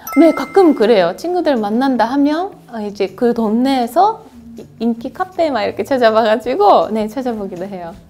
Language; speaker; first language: Korean; non-native, fluent; Japanese